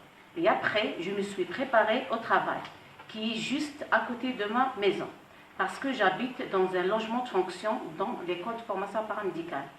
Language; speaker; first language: French; non-native, fluent; Arabic